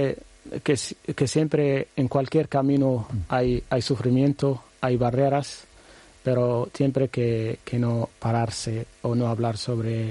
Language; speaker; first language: Spanish; non-native, learner; Arabic